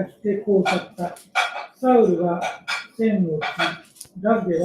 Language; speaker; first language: Japanese; native; Japanese